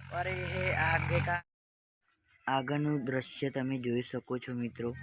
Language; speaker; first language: Hindi; non-native, local second language; Gujarati